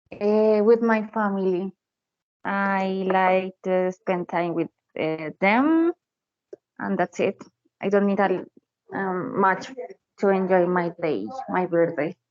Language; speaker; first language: English; non-native, learner; Spanish